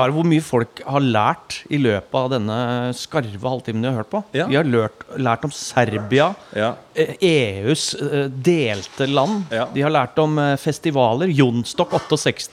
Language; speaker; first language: Norwegian; native; Norwegian